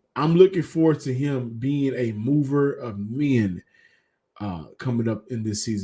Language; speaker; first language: English; native; English